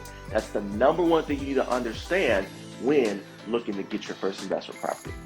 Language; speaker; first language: English; native; English